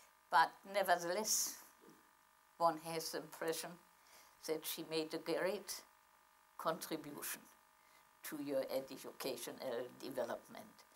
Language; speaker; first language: English; non-native, fluent; German